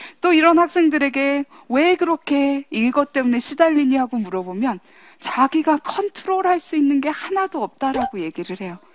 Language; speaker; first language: Korean; early bilingual, heritage; English